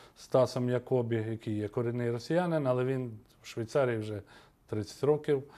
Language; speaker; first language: Ukrainian; native; Ukrainian